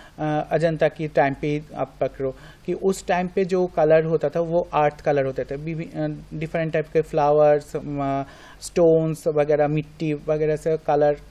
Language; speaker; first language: Hindi; non-native, local second language; Bangla